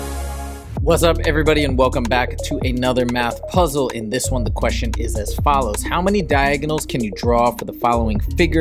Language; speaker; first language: English; native; English